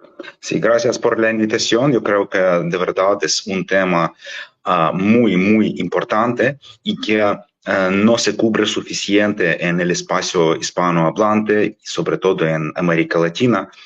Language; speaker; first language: Spanish; non-native, fluent; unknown